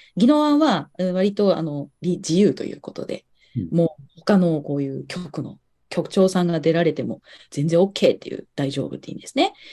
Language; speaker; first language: Japanese; native; Japanese